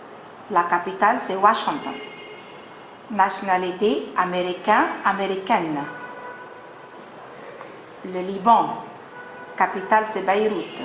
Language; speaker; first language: French; non-native, fluent; Arabic